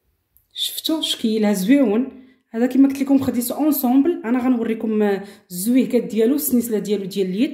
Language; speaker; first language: Arabic; native; Arabic